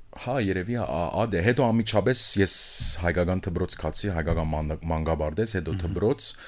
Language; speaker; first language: Armenian; early bilingual, heritage; Armenian